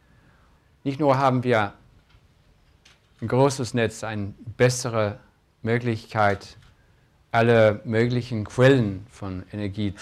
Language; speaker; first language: German; non-native, fluent; English